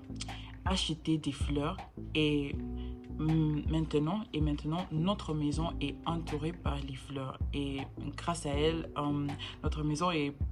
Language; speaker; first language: French; non-native, learner; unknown